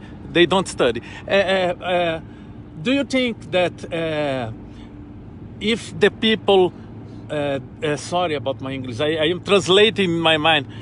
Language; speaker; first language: English; non-native, learner; Portuguese